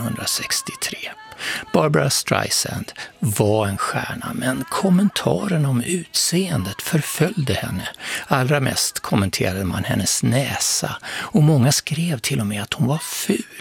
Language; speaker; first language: Swedish; native; Swedish